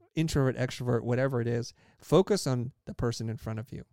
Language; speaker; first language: English; early bilingual, other home language; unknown